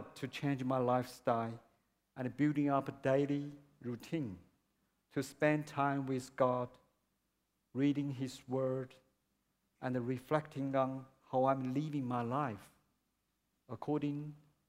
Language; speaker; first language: English; non-native, fluent; Chinese